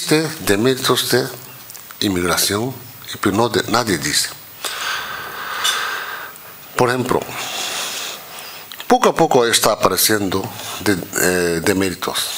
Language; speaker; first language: Spanish; non-native, fluent; Japanese